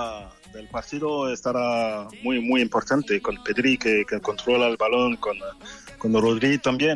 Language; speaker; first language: Spanish; non-native, fluent; French